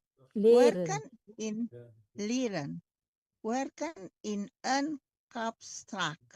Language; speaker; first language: Dutch; non-native, learner; Indonesian